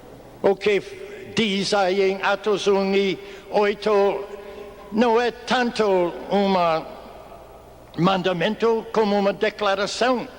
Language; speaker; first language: Portuguese; non-native, fluent; English